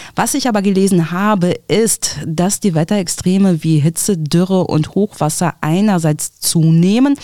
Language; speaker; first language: German; early bilingual, other home language; Russian